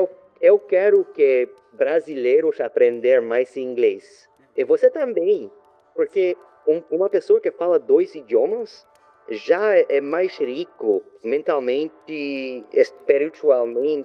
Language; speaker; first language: Portuguese; non-native, learner; French